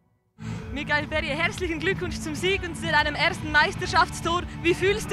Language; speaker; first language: German; native; German